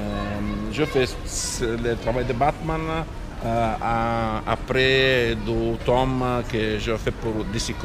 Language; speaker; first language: French; non-native, fluent; Italian